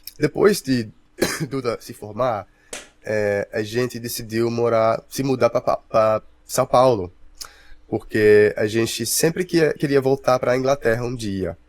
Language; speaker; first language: Portuguese; non-native, fluent; English